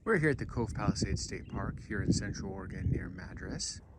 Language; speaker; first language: English; native; English